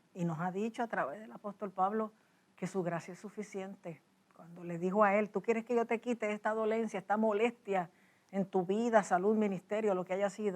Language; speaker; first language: Spanish; native; Spanish